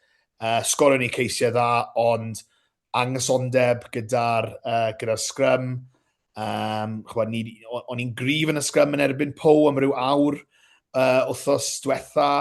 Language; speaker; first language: Welsh; native; Welsh